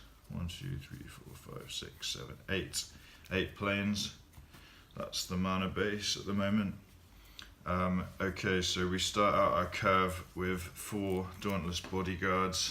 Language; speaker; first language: English; native; English